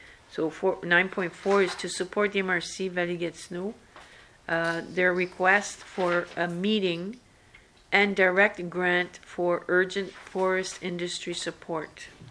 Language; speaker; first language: English; native; English